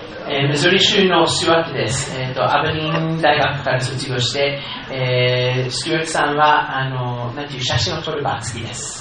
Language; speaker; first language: Japanese; non-native, fluent; English